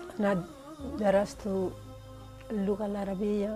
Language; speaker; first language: Arabic; non-native, learner; Spanish